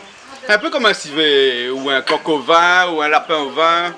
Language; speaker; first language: French; native; French